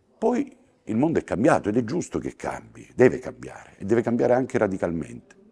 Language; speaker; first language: Italian; native; Italian